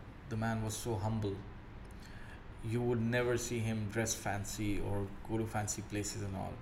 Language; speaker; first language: English; non-native, local second language; Urdu